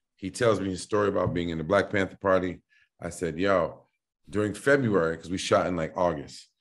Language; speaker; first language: English; native; English